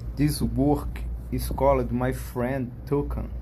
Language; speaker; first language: English; non-native, learner; Portuguese